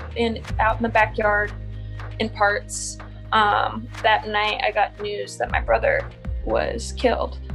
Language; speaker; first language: English; native; English